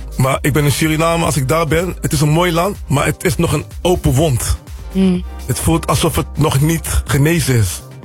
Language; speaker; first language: Dutch; native; Dutch